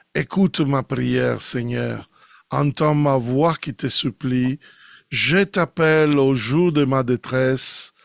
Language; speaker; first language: French; non-native, fluent; Italian